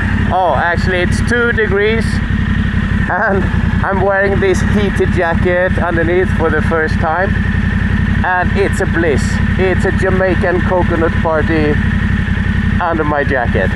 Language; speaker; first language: English; non-native, fluent; Swedish